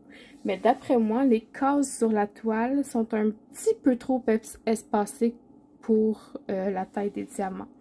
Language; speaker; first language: French; native; French